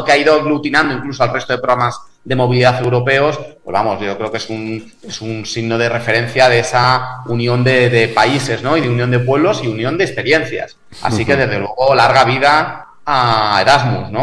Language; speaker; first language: Spanish; native; Spanish